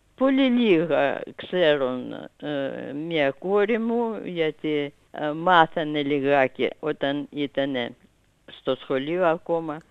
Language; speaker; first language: Greek; non-native, fluent; Russian